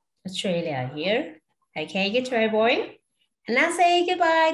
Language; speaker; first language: English; non-native, fluent; Vietnamese